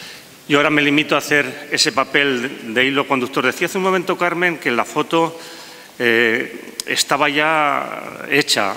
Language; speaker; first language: Spanish; native; Spanish